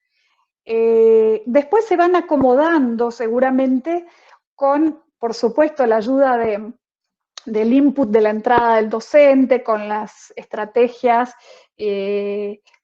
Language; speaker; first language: Spanish; native; Spanish